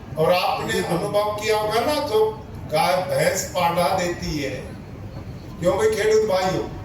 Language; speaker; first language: Hindi; native; Hindi